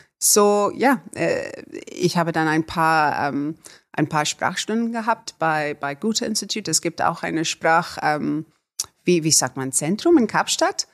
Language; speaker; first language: German; non-native, fluent; Afrikaans